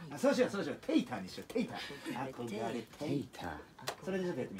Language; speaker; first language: Japanese; native; Japanese